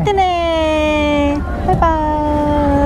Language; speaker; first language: Indonesian; non-native, learner; Japanese